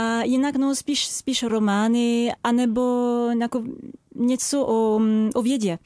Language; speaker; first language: Czech; non-native, fluent; French